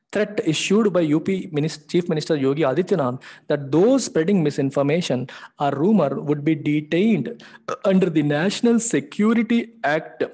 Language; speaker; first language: English; non-native, local second language; Telugu